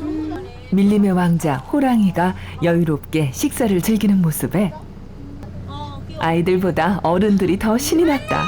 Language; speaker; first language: Korean; native; Korean